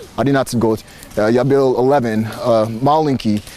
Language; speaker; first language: Russian; non-native, learner; English